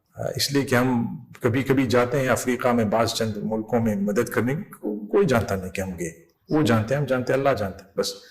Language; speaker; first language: Urdu; non-native, fluent; English